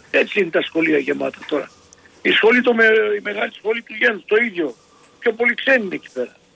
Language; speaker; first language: Greek; early bilingual, heritage; Greek